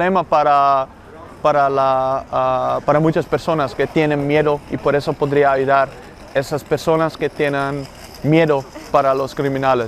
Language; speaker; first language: Spanish; non-native, learner; Dutch